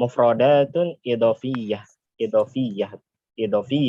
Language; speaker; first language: Arabic; non-native, fluent; Indonesian